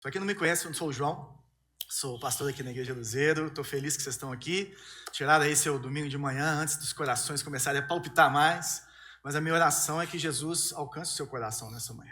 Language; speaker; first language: Portuguese; native; Portuguese